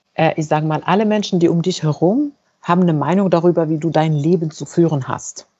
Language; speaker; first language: German; non-native, fluent; Arabic